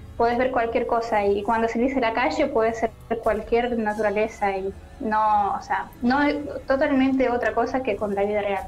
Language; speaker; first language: Spanish; non-native, learner; Russian